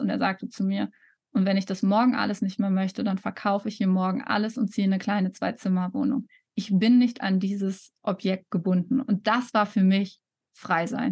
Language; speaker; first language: German; native; German